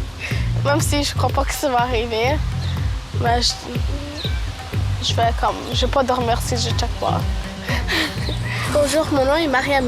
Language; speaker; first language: French; early bilingual, other home language; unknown